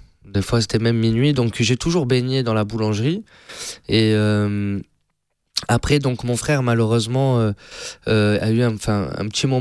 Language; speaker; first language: French; native; French